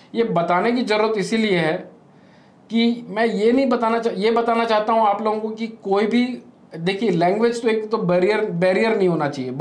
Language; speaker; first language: Hindi; native; Hindi